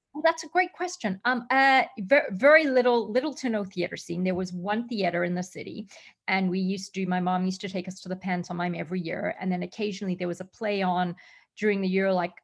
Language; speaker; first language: English; native; English